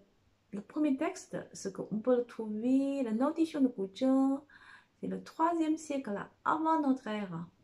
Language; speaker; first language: French; non-native, fluent; Chinese